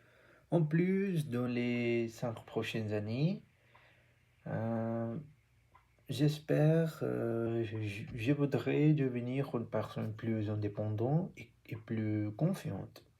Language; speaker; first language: French; non-native, learner; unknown